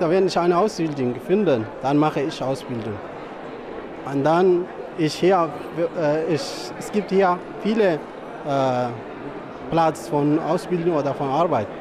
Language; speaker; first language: German; non-native, learner; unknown